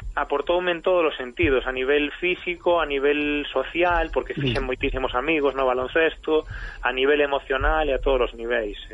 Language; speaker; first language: Galician; native; Galician